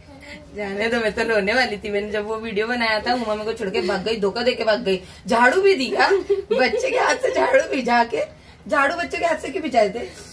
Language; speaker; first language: Hindi; native; Hindi